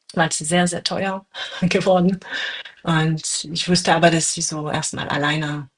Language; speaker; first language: German; non-native, fluent; French